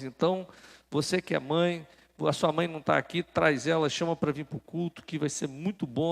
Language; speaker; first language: Portuguese; native; Portuguese